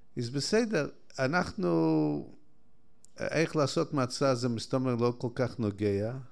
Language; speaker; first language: Hebrew; non-native, fluent; Yiddish